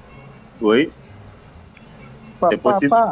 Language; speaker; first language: French; non-native, local second language; Wolof